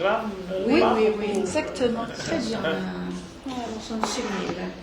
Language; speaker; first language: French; non-native, fluent; Italian